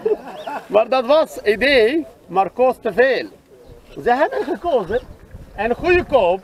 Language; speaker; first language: Dutch; non-native, learner; Arabic